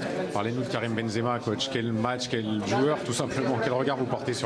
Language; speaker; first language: French; native; French